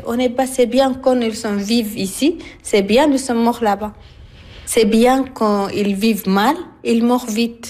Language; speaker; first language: French; non-native, learner; Arabic